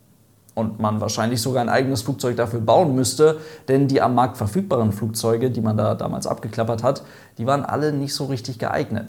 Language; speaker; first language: German; native; German